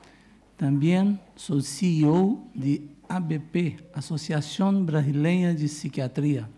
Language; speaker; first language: Spanish; non-native, learner; Portuguese